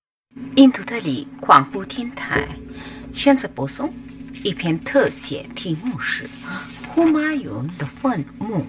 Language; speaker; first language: Chinese; non-native, learner; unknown